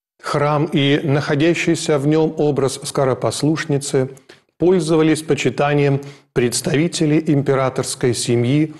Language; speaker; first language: Russian; native; Russian